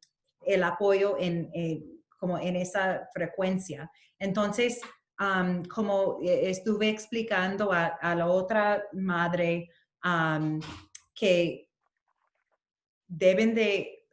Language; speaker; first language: Spanish; early bilingual, heritage; Spanish